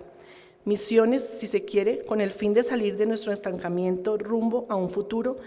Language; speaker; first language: Spanish; native; Spanish